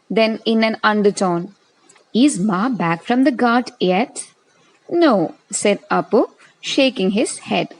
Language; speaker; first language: English; non-native, local second language; Malayalam